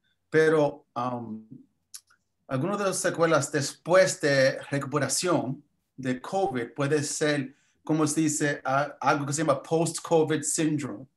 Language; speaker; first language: Spanish; early bilingual, heritage; English